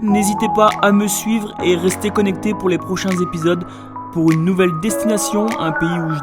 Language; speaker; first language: French; native; French